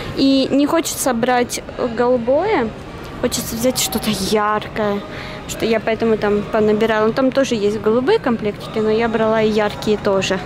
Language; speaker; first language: Russian; native; Russian